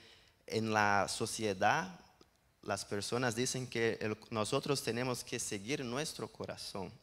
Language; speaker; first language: Spanish; non-native, learner; Portuguese